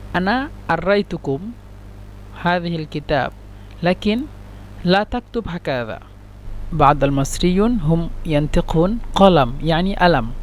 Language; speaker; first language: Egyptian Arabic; non-native, learner; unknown